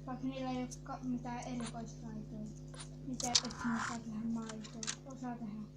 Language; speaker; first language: Finnish; native; Finnish